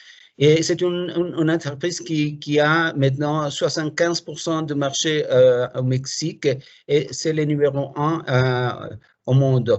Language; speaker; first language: French; non-native, fluent; Spanish